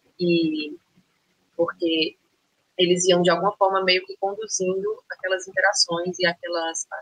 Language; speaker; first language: Portuguese; native; Portuguese